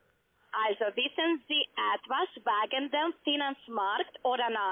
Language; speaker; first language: German; non-native, learner; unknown